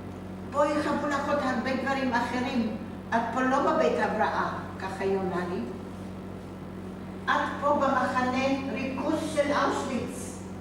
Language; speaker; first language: Hebrew; non-native, fluent; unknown